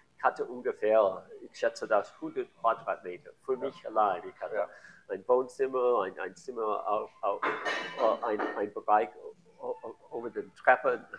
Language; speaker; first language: German; non-native, learner; English